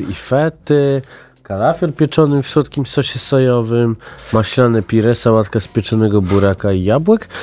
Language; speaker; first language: Polish; native; Polish